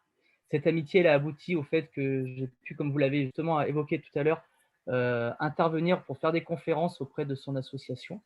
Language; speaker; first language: French; native; French